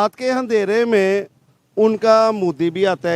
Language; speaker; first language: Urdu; non-native, local second language; Punjabi